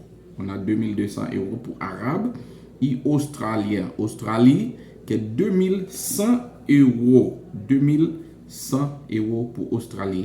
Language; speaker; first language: French; non-native, local second language; Haitian Creole